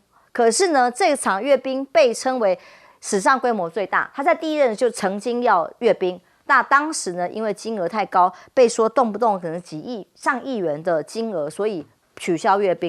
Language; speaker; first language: Chinese; native; Chinese